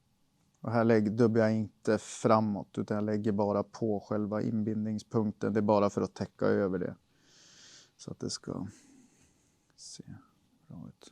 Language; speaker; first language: Swedish; native; Swedish